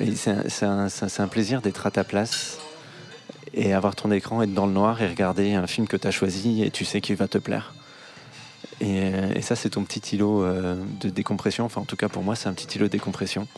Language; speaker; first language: French; native; French